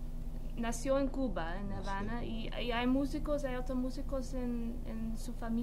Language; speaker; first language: Spanish; non-native, learner; English